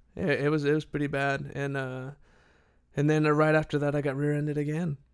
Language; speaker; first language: English; non-native, fluent; Spanish